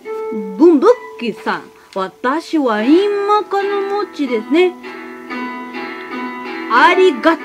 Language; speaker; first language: Japanese; non-native, learner; English